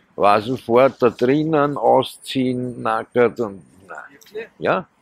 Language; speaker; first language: German; native; German